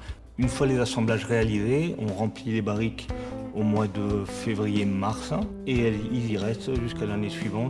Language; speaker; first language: French; native; French